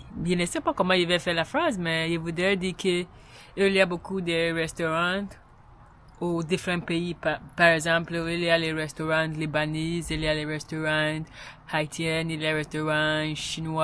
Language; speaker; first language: French; non-native, learner; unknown